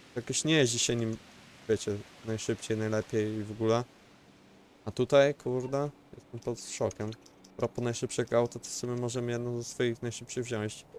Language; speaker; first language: Polish; native; Polish